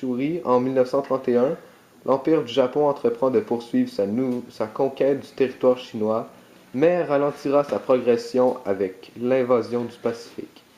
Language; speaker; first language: French; native; French